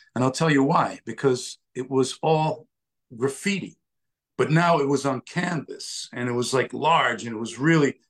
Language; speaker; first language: English; early bilingual, other home language; Italian